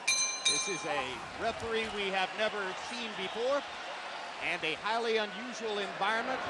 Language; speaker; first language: English; native; English